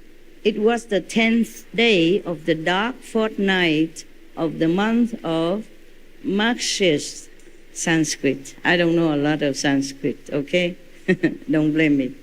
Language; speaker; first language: English; non-native, fluent; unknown